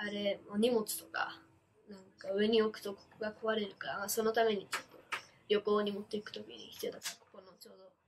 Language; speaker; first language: Japanese; early bilingual, heritage; Japanese